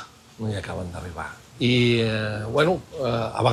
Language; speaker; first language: Catalan; native; Catalan